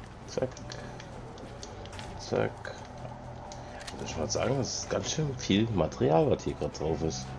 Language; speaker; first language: German; native; German